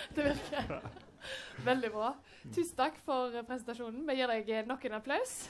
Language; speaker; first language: Norwegian; native; Norwegian